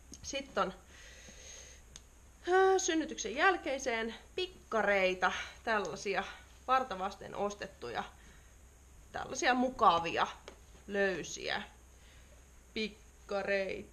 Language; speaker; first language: Finnish; native; Finnish